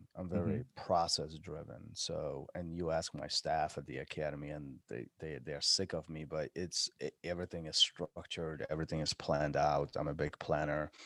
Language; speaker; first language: English; non-native, fluent; Polish